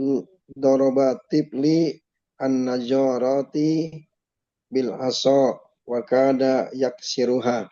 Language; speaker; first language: Arabic; non-native, learner; Indonesian